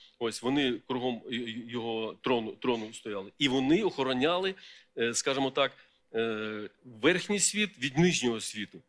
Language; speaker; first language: Ukrainian; non-native, local second language; Russian